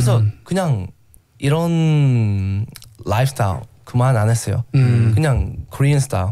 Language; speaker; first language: Korean; non-native, learner; English